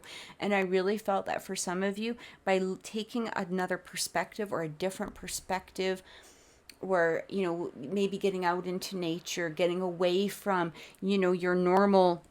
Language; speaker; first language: English; native; English